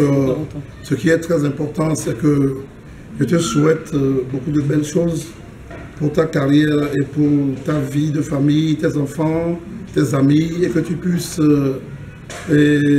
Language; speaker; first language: French; non-native, local second language; Ewe